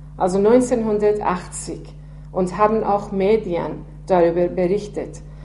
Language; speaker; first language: German; non-native, fluent; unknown